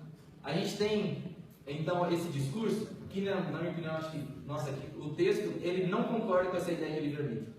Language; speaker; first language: Portuguese; native; Portuguese